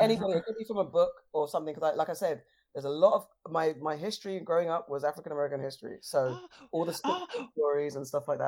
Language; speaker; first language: English; native; English